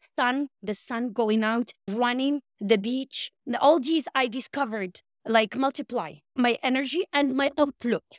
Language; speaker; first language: English; non-native, fluent; Arabic